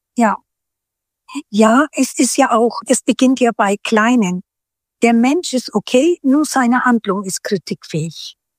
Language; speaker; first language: German; early bilingual, other home language; Turkish